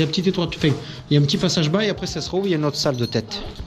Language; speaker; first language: French; native; French